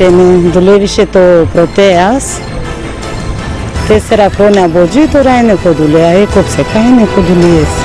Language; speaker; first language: Greek; non-native, learner; Bulgarian